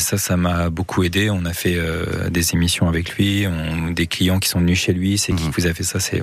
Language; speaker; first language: French; native; French